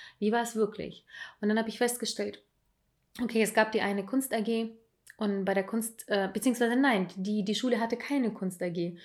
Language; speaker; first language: German; early bilingual, other home language; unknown